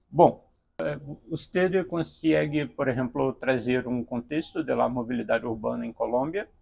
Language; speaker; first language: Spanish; non-native, learner; Portuguese